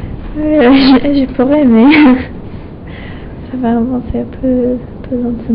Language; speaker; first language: French; non-native, fluent; English